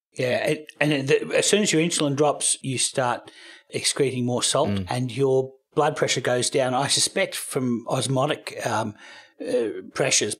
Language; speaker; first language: English; native; English